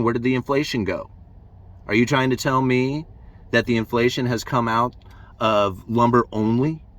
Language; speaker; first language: English; native; English